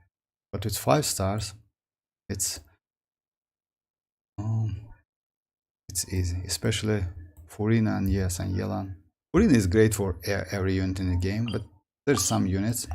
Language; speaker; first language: English; non-native, fluent; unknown